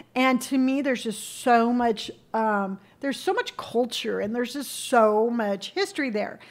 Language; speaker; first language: English; native; English